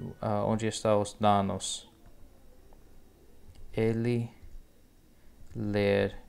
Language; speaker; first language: Portuguese; non-native, learner; English